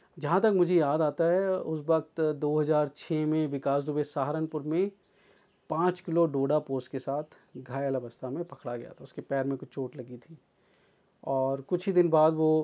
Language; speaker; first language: Hindi; native; Hindi